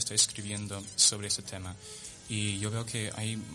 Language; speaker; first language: Spanish; non-native, fluent; English